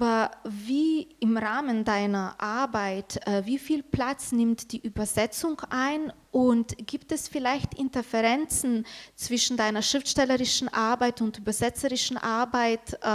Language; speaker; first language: German; non-native, fluent; Slovenian